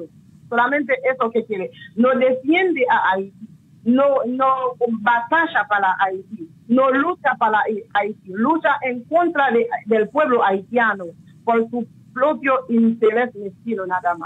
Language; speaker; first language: Spanish; non-native, local second language; Haitian Creole